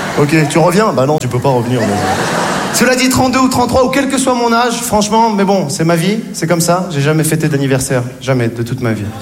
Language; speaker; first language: French; native; French